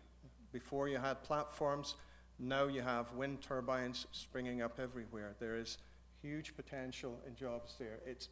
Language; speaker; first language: English; native; English